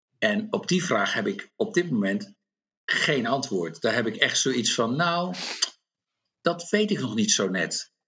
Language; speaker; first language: Dutch; native; Dutch